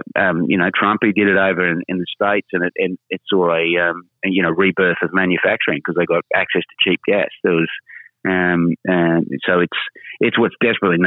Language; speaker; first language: English; native; English